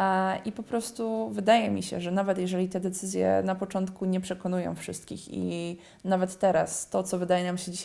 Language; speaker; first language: Polish; native; Polish